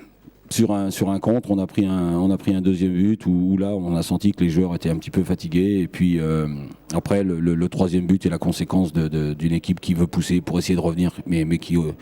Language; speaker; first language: French; native; French